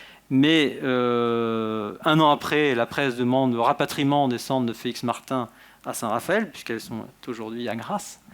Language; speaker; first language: French; native; French